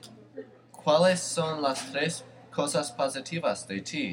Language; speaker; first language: Spanish; non-native, learner; English